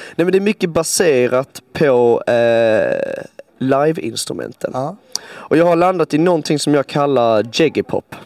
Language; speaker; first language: Swedish; native; Swedish